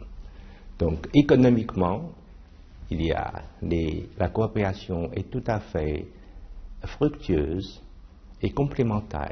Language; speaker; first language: French; non-native, fluent; Chinese